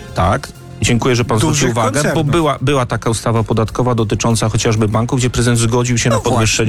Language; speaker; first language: Polish; native; Polish